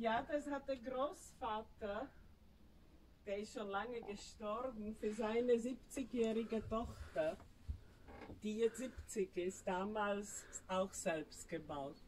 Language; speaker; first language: German; non-native, fluent; Czech